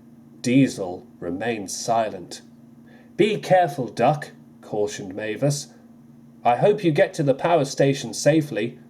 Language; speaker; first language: English; native; English